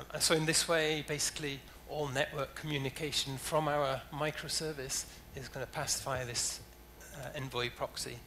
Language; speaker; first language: English; native; English